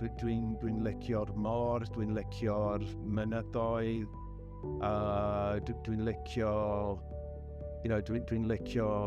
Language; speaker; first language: Welsh; non-native, learner; English